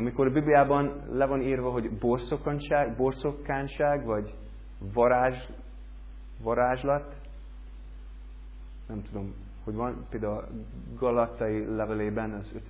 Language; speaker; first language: Hungarian; non-native, learner; English